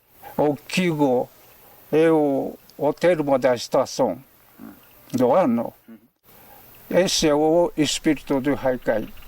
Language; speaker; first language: Portuguese; non-native, fluent; Japanese